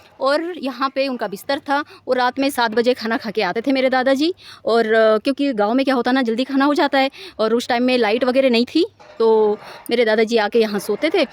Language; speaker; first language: Hindi; non-native, local second language; Marathi